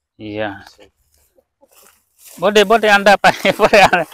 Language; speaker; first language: Portuguese; non-native, learner; Vietnamese